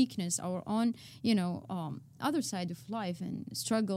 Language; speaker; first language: English; non-native, fluent; Arabic